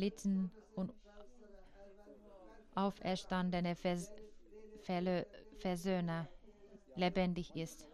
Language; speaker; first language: German; non-native, fluent; Finnish